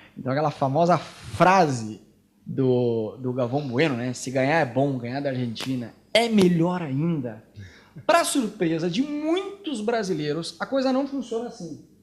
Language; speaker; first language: Portuguese; native; Portuguese